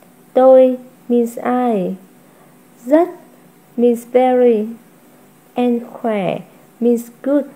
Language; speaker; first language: English; non-native, fluent; Vietnamese